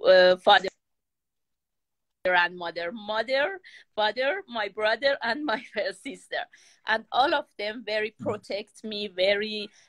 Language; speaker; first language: English; non-native, learner; Persian